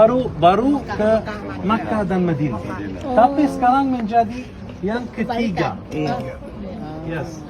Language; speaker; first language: Indonesian; non-native, fluent; Arabic